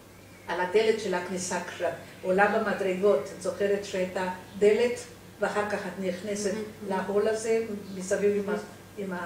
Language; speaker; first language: Hebrew; non-native, fluent; Romanian